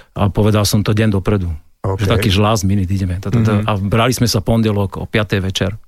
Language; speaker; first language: Slovak; native; Slovak